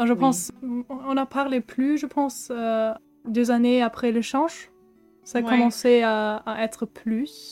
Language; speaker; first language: French; non-native, fluent; German